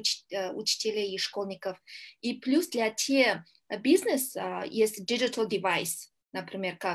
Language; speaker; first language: Russian; non-native, learner; Kyrgyz